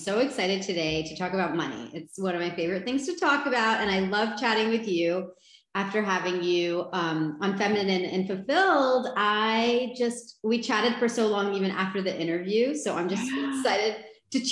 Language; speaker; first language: English; native; English